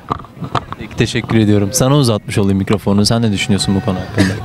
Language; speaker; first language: Turkish; native; Turkish